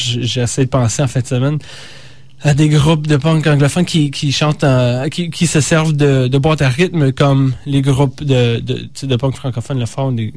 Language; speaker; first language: French; native; French